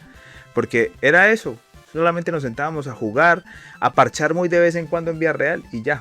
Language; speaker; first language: Spanish; native; Spanish